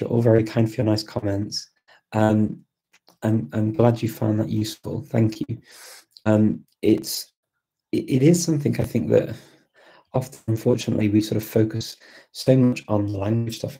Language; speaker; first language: English; native; English